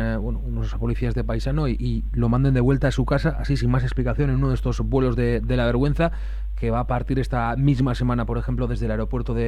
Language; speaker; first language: Spanish; native; Spanish